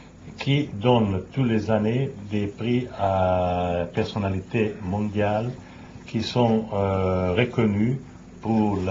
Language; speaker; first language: French; non-native, learner; Italian